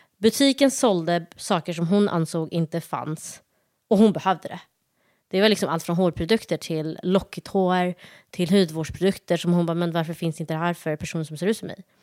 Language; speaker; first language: Swedish; early bilingual, other home language; Somali